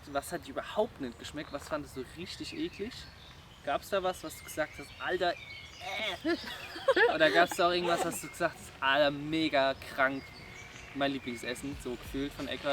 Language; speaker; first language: German; native; German